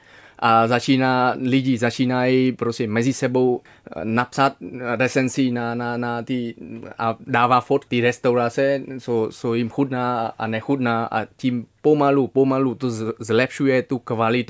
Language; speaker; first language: Czech; non-native, fluent; Vietnamese